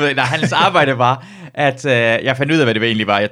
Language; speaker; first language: Danish; early bilingual, other home language; Persian